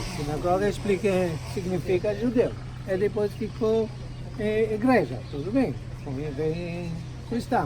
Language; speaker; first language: Portuguese; non-native, fluent; Hebrew